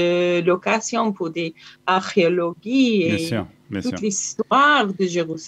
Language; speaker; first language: French; non-native, learner; Hebrew